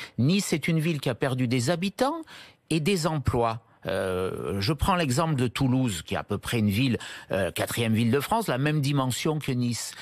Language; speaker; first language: French; native; French